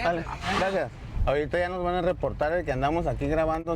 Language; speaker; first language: Spanish; native; Spanish